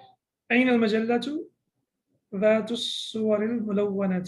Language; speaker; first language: Arabic; non-native, fluent; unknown